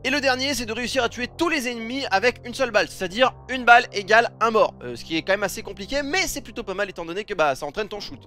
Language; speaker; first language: French; native; French